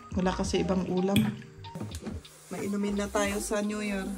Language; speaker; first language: Filipino; non-native, fluent; German